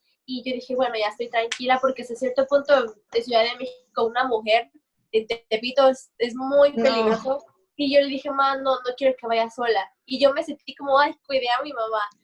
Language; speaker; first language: Spanish; native; Spanish